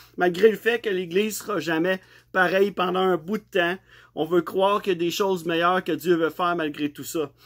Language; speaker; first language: French; native; French